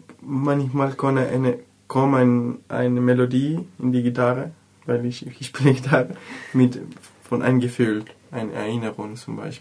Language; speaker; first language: German; non-native, learner; Spanish